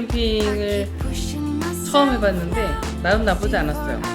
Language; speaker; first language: Korean; native; Korean